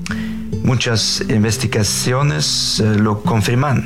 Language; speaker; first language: Spanish; non-native, fluent; Faroese